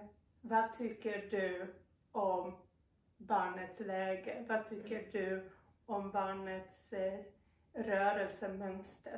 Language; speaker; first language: Swedish; non-native, fluent; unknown